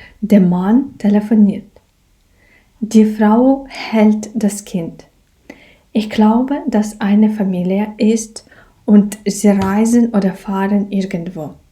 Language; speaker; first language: German; non-native, fluent; Ukrainian